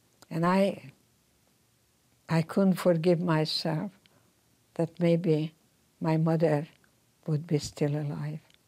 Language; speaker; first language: English; non-native, fluent; Hungarian